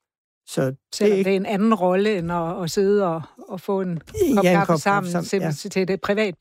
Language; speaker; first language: Danish; native; Danish